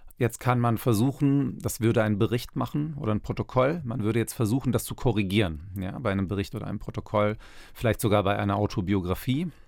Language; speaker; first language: German; early bilingual, other home language; Turkish